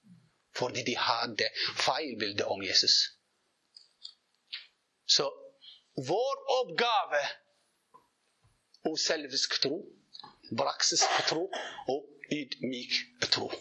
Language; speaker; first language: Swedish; non-native, learner; Arabic